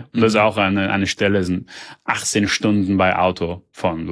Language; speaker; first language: German; early bilingual, heritage; German